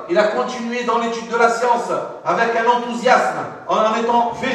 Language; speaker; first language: French; non-native, fluent; Arabic